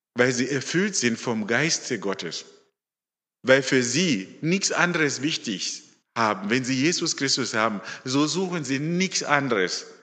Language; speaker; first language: German; non-native, fluent; Shona